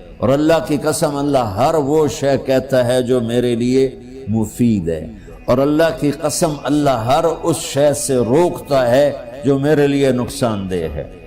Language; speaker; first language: Urdu; non-native, local second language; Punjabi